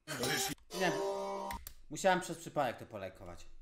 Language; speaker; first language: Polish; native; Polish